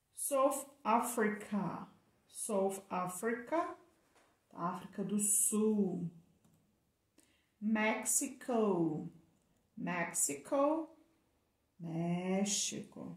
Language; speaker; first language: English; non-native, fluent; Portuguese